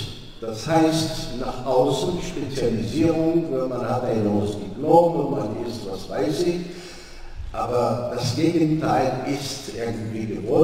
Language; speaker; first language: German; non-native, fluent; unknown